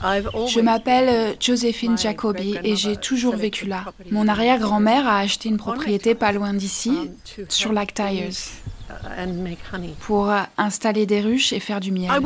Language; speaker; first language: French; native; French